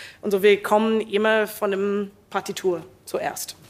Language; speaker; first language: German; non-native, learner; English